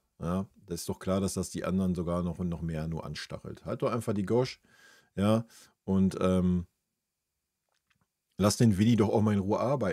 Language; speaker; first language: German; native; German